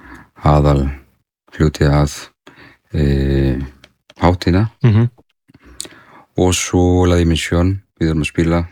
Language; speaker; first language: Icelandic; non-native, learner; Spanish